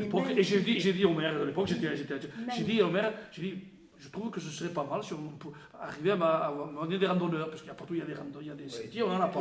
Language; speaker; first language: French; native; French